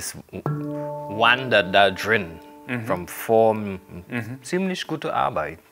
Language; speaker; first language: German; non-native, fluent; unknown